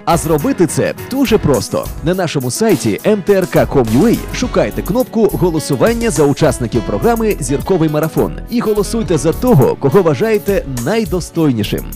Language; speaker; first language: Ukrainian; native; Ukrainian